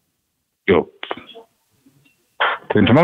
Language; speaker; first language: German; native; German